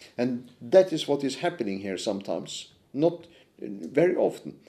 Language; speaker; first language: English; non-native, fluent; Norwegian